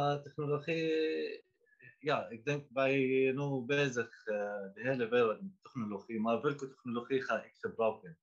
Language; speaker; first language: Dutch; non-native, learner; Arabic